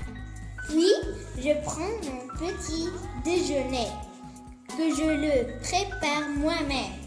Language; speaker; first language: French; non-native, learner; Arabic